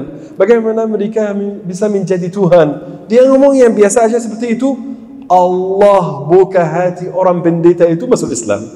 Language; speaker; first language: Indonesian; non-native, fluent; Arabic